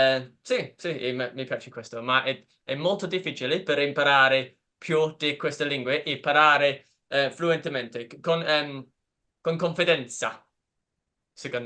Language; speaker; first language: Italian; non-native, learner; English